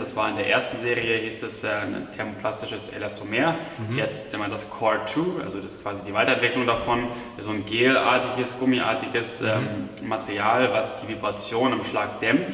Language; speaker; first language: German; native; German